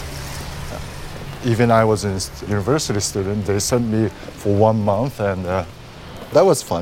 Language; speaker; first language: English; non-native, fluent; Japanese